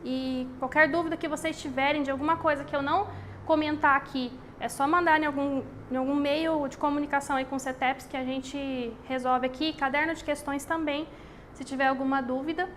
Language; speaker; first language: Portuguese; native; Portuguese